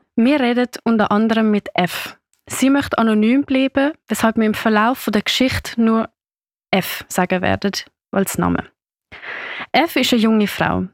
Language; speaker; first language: German; native; German